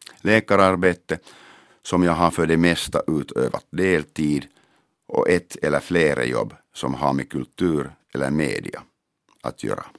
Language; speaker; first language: Swedish; non-native, local second language; Finnish